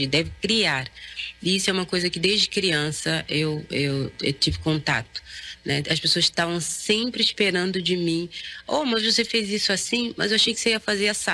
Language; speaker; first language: Portuguese; non-native, local second language; Kabuverdianu